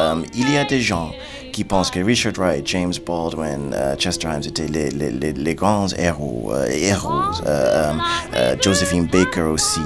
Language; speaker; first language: French; non-native, fluent; English